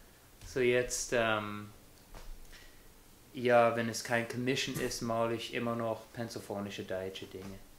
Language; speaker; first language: German; non-native, fluent; English